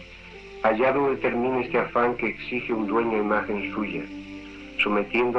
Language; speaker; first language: Spanish; native; Spanish